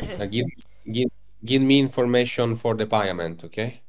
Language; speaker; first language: English; non-native, learner; Italian